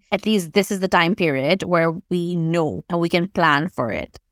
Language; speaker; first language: English; non-native, local second language; Urdu